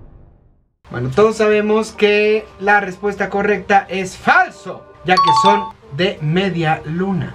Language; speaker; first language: Spanish; native; Spanish